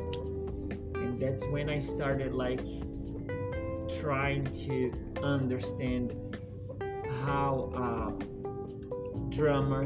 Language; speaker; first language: English; non-native, fluent; Portuguese